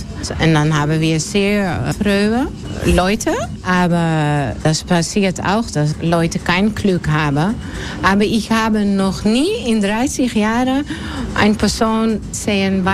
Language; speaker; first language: German; non-native, learner; Dutch